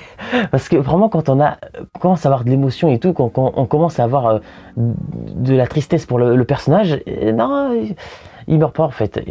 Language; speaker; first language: French; native; French